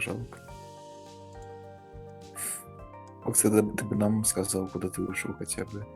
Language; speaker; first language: Russian; early bilingual, heritage; Russian